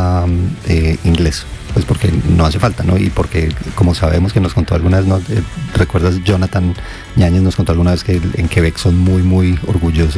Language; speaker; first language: Spanish; non-native, fluent; English